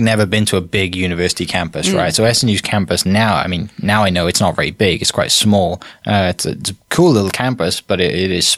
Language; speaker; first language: English; native; English